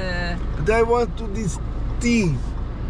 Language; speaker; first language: English; non-native, learner; Portuguese